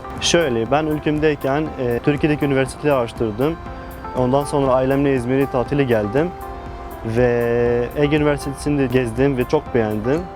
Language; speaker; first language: Turkish; non-native, learner; Arabic